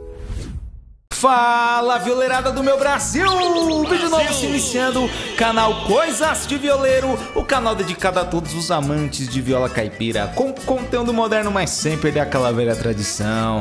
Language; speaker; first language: Portuguese; native; Portuguese